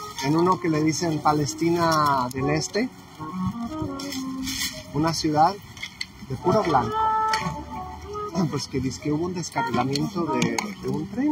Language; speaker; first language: Spanish; native; Spanish